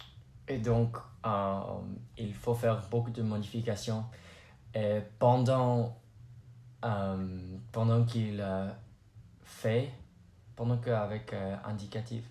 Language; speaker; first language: French; non-native, learner; English